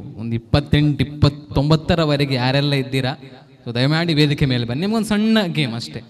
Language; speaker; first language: Kannada; non-native, local second language; Tulu